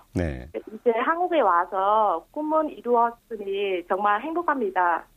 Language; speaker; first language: Korean; non-native, fluent; Vietnamese